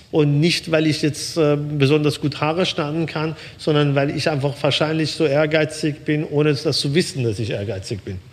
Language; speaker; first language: German; early bilingual, other home language; Persian